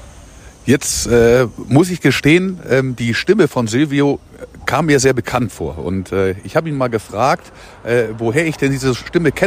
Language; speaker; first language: German; native; German